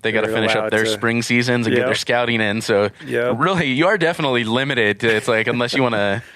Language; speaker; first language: English; native; English